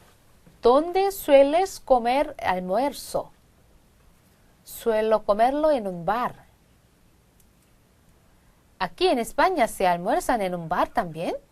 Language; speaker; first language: Spanish; non-native, fluent; Korean